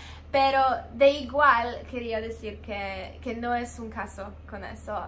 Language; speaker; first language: Spanish; non-native, fluent; Polish